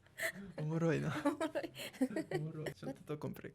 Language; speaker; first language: Japanese; non-native, learner; English